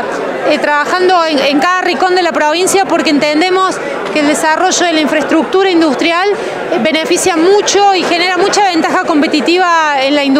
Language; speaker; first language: Spanish; native; Spanish